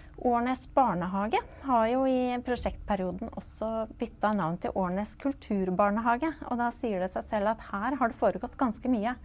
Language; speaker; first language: Norwegian; native; Norwegian